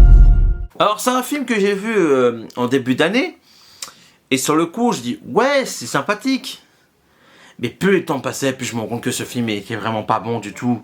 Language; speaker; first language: French; native; French